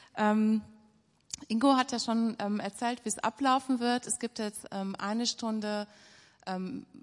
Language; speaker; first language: German; native; German